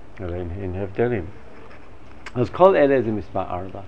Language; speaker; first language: Hebrew; non-native, fluent; English